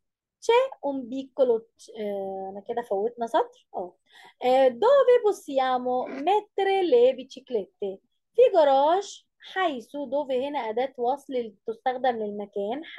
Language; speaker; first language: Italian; non-native, fluent; Arabic